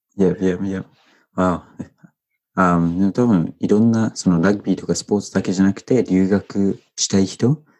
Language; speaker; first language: Japanese; non-native, fluent; English